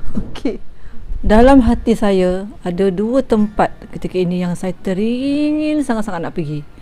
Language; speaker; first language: Malay; early bilingual, other home language; Minangkabau